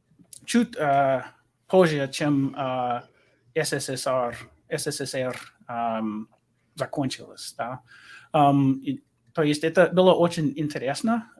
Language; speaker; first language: Russian; non-native, learner; English